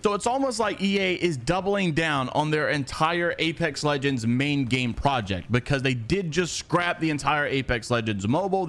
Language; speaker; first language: English; native; English